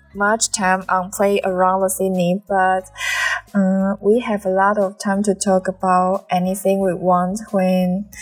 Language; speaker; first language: English; non-native, learner; Chinese